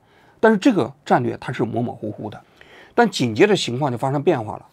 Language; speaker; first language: Chinese; native; Chinese